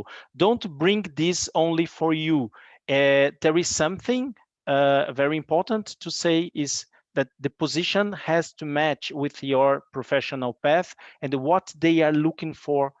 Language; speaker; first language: English; non-native, fluent; Portuguese